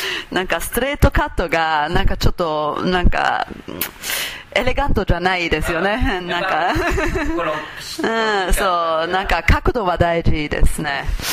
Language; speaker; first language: Japanese; non-native, fluent; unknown